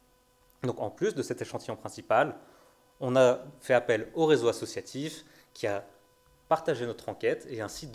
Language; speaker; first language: French; native; French